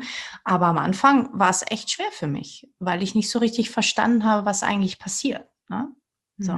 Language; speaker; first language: German; early bilingual, other home language; Portuguese